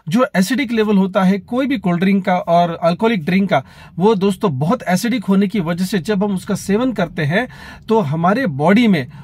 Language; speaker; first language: Hindi; non-native, local second language; Marathi